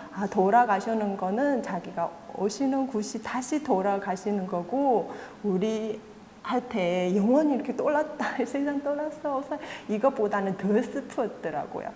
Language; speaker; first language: Korean; non-native, fluent; Chinese